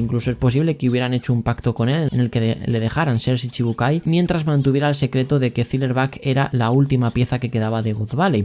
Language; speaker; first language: Spanish; native; Spanish